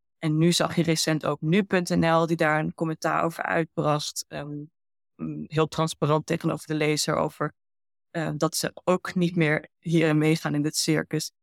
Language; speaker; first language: Dutch; early bilingual, heritage; Dutch